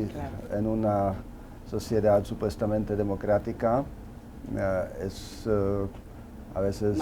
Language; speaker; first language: Spanish; non-native, fluent; Czech